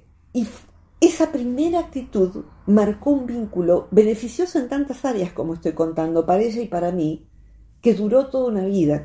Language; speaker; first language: Spanish; native; Spanish